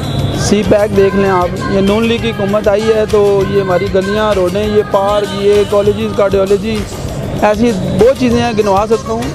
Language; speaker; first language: Urdu; native; Urdu